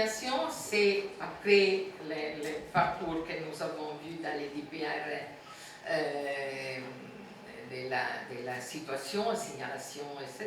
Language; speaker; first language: French; non-native, fluent; Italian